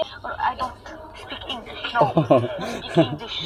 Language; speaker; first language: English; non-native, learner; Arabic